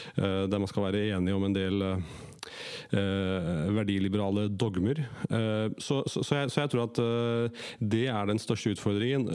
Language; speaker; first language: Norwegian; early bilingual, other home language; Urdu